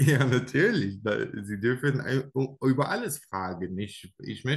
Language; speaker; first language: German; non-native, learner; Arabic